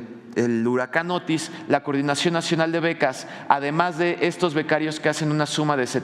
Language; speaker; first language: Spanish; native; Spanish